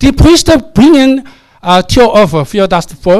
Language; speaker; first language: German; non-native, learner; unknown